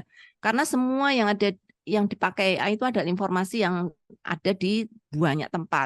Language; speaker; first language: Indonesian; native; Indonesian